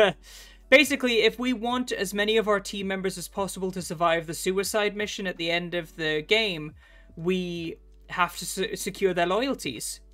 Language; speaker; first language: English; native; English